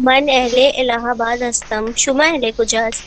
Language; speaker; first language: Persian; non-native, learner; Urdu